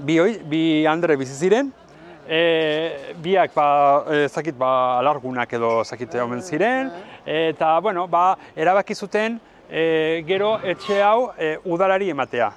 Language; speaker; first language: Basque; native; Basque